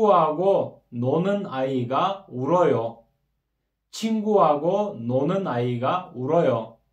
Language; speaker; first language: Korean; non-native, fluent; Kyrgyz